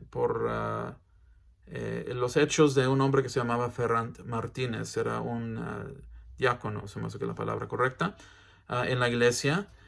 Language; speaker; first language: Spanish; early bilingual, heritage; English